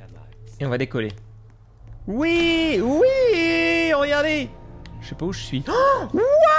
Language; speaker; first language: French; native; French